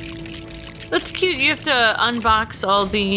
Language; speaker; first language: English; native; English